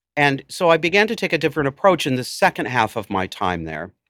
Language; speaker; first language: English; native; English